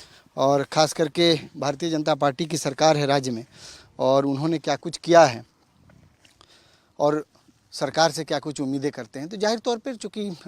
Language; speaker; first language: Hindi; native; Hindi